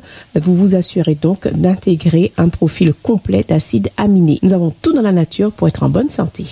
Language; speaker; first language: French; native; French